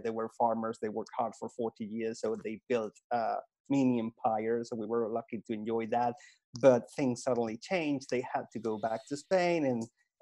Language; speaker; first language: English; non-native, fluent; Spanish